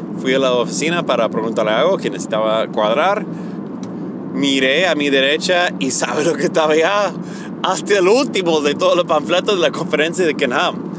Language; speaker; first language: Spanish; early bilingual, heritage; Spanish